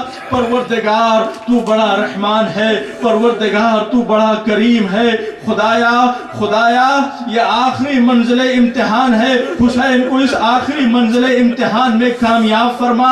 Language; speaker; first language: Urdu; native; Urdu